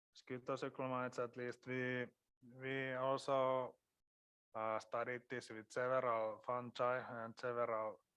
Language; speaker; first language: English; non-native, fluent; Finnish